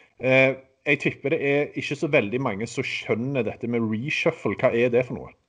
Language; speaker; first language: Norwegian; native; Norwegian